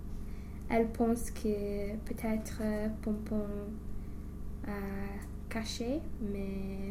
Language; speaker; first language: French; non-native, learner; English